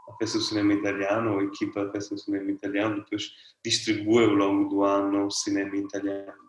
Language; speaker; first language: Portuguese; non-native, fluent; Italian